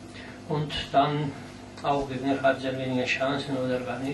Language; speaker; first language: German; non-native, learner; Slovenian